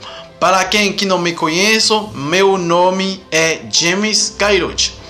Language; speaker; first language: Portuguese; non-native, learner; Haitian Creole